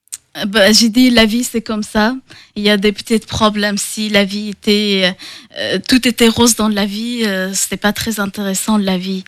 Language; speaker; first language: French; non-native, fluent; Persian